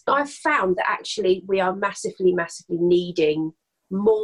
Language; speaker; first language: English; native; English